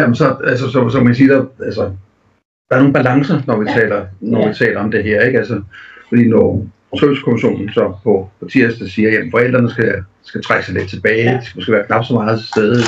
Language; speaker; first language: Danish; native; Danish